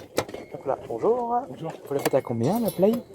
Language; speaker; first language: French; native; French